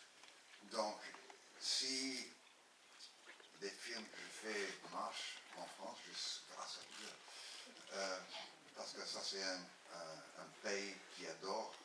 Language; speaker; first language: French; non-native, learner; English